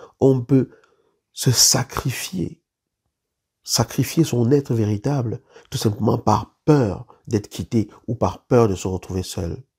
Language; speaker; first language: French; native; French